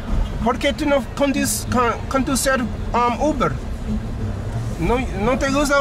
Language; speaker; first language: Spanish; non-native, learner; English